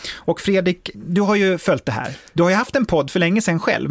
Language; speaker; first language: Swedish; native; Swedish